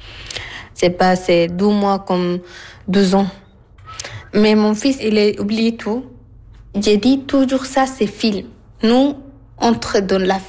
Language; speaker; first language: French; non-native, learner; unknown